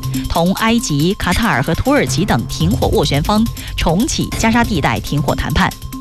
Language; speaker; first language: Chinese; native; Chinese